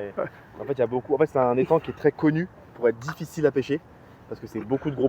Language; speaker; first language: French; native; French